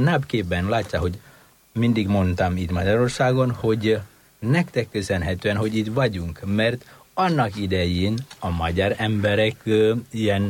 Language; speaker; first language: Hungarian; non-native, fluent; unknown